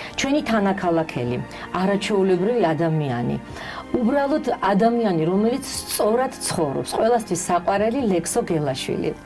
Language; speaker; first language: Georgian; native; Georgian